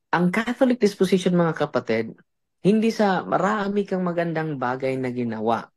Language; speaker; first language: Filipino; non-native, local second language; Cebuano